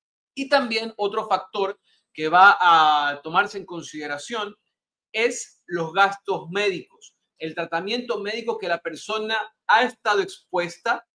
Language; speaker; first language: Spanish; native; Spanish